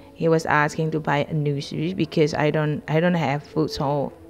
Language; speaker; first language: English; non-native, fluent; Indonesian